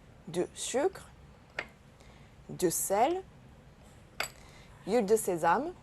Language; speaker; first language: French; non-native, learner; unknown